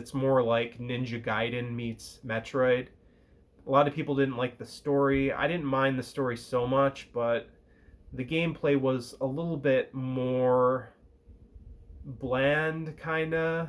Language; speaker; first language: English; native; English